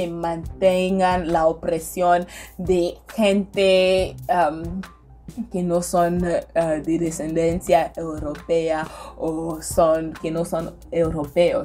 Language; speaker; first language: Spanish; non-native, fluent; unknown